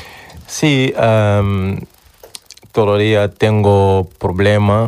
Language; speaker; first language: Spanish; non-native, learner; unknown